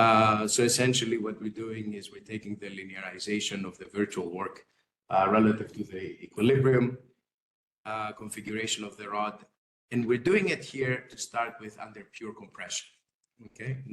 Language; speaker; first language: English; non-native, fluent; Greek